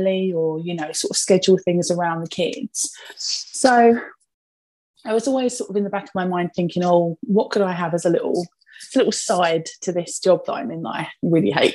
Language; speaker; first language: English; native; English